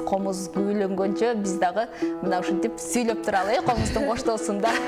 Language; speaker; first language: Kyrgyz; native; Kyrgyz